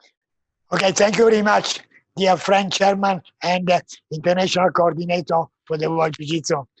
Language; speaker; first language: English; non-native, learner; Italian